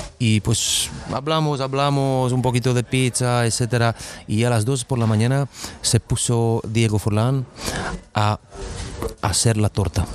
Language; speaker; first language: Spanish; non-native, fluent; Czech